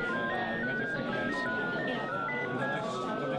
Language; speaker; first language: Dutch; native; Dutch